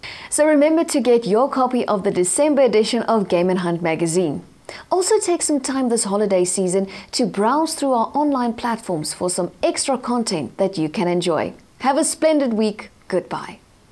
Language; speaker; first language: English; non-native, local second language; Afrikaans